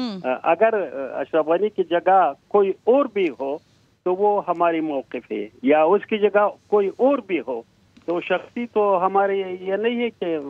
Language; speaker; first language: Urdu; non-native, fluent; Pashto